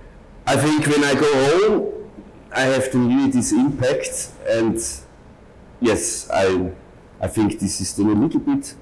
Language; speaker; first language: English; non-native, learner; German